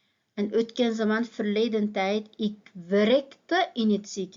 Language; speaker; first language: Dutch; non-native, fluent; Uyghur